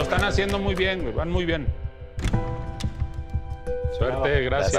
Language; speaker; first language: Spanish; native; Spanish